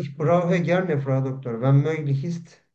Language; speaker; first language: German; non-native, learner; Turkish